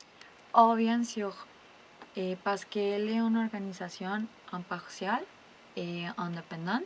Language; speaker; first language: French; non-native, learner; Spanish